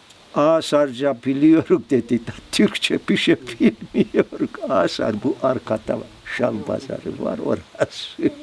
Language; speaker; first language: Turkish; non-native, local second language; Greek